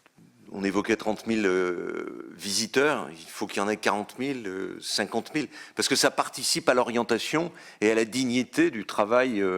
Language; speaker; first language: French; native; French